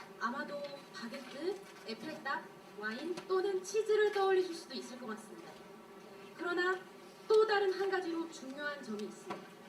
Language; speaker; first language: Korean; early bilingual, heritage; Korean